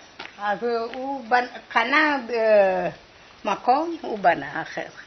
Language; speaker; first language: Hebrew; non-native, fluent; Malayalam